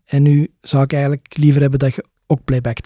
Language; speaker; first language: Dutch; native; Dutch